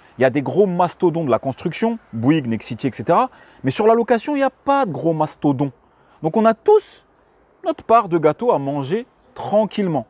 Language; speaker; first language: French; native; French